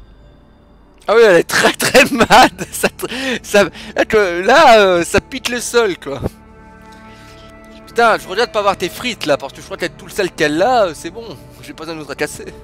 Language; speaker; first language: French; native; French